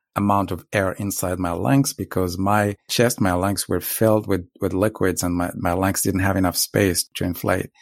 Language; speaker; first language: English; non-native, fluent; Arabic